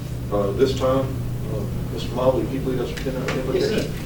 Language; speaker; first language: English; native; English